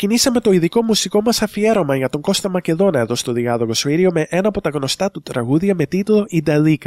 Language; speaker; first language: Greek; native; Greek